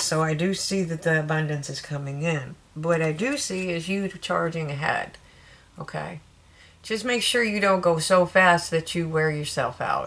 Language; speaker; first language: English; native; English